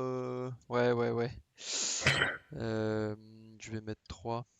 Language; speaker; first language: French; native; French